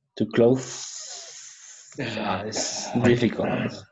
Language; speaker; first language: English; non-native, learner; Spanish